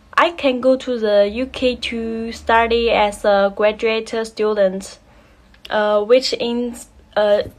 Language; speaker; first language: English; non-native, learner; Chinese